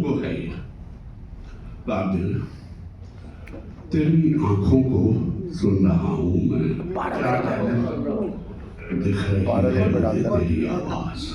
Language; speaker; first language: Hindi; native; Hindi